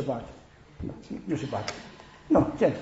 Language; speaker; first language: Romanian; non-native, learner; Greek